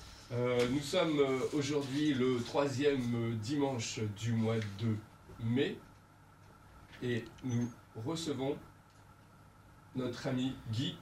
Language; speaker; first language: French; native; French